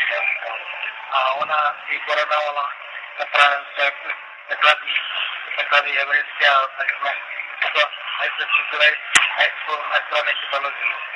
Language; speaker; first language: Czech; non-native, local second language; Romany